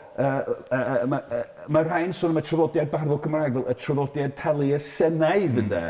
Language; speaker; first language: Welsh; native; Welsh